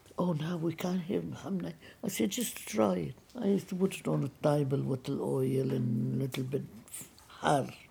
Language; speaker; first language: English; non-native, fluent; Arabic